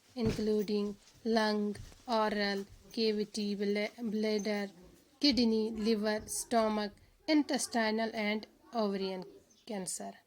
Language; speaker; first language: English; non-native, local second language; Urdu